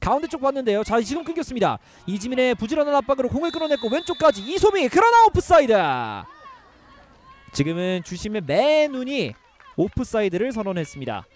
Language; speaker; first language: Korean; native; Korean